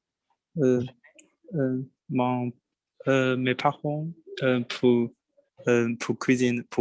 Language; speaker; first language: French; non-native, learner; Chinese